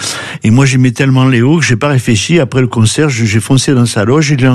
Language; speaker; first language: French; native; French